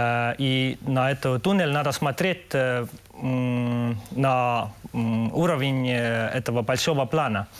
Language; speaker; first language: Russian; non-native, local second language; Estonian